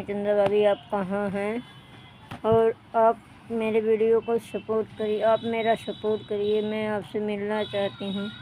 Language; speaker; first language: Hindi; non-native, local second language; Bhojpuri